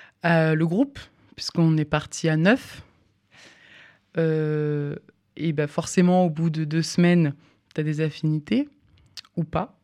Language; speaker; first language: French; native; French